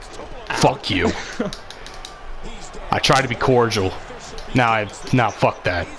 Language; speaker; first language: English; native; English